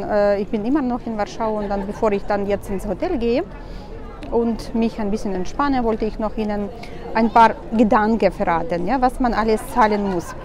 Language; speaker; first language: German; non-native, fluent; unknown